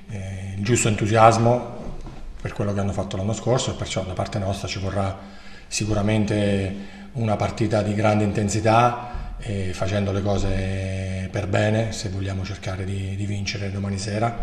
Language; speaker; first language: Italian; native; Italian